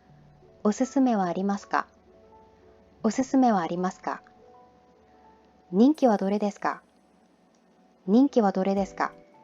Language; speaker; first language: Japanese; non-native, fluent; Korean